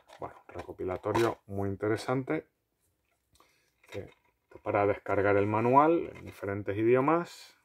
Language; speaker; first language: Spanish; native; Spanish